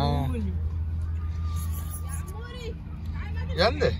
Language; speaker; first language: English; non-native, learner; Sinhala